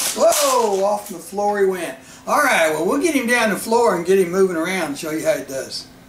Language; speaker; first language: English; native; English